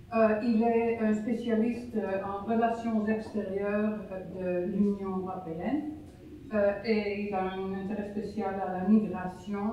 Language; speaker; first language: French; non-native, fluent; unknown